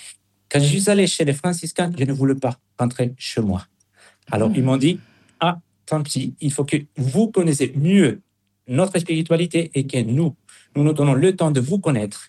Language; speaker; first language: French; non-native, fluent; Spanish